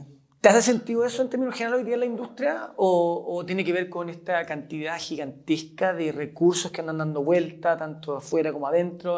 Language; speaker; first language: Spanish; native; Spanish